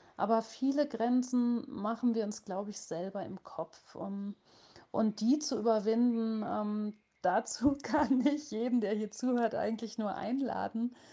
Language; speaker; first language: German; native; German